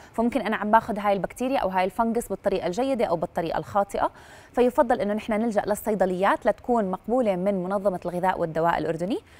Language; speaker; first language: Arabic; native; Arabic